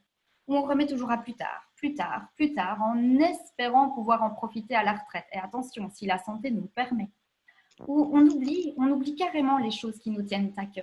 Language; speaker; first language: French; native; French